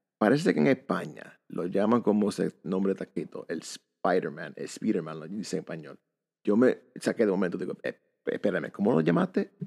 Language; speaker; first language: Spanish; early bilingual, heritage; Spanish